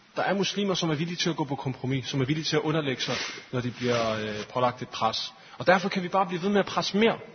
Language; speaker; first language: Danish; early bilingual, other home language; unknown